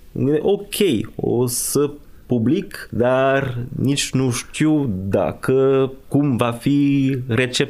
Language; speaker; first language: Romanian; non-native, fluent; French